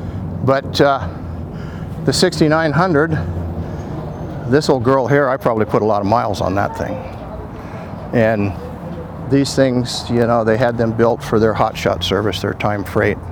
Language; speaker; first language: English; native; English